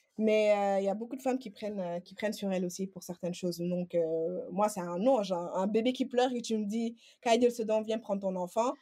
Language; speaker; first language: French; non-native, local second language; Wolof